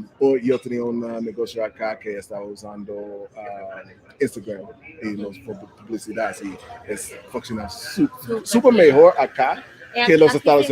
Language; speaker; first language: Spanish; non-native, learner; English